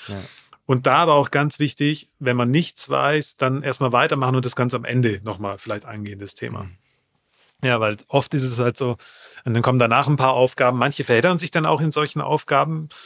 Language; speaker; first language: German; native; German